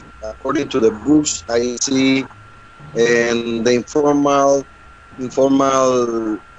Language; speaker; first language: English; non-native, learner; Spanish